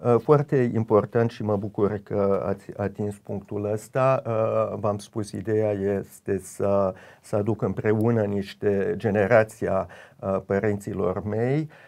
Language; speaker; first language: Romanian; early bilingual, heritage; Romanian